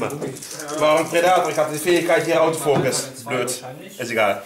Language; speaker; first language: German; native; German